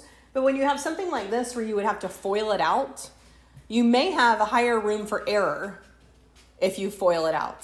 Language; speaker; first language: English; native; English